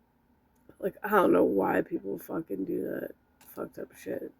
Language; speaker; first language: English; native; English